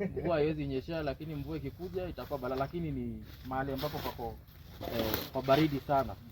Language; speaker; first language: Swahili; non-native, local second language; Luyia